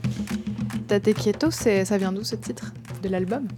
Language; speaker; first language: French; native; French